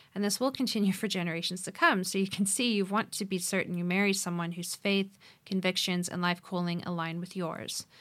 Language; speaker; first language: English; native; English